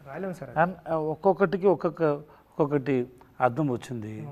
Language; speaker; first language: Telugu; non-native, learner; Tamil